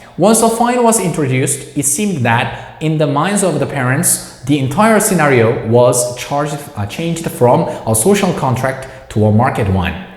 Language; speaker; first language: English; non-native, fluent; Korean